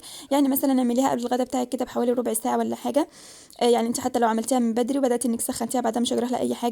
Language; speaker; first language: Arabic; native; Arabic